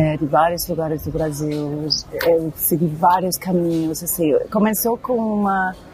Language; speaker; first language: Portuguese; non-native, fluent; English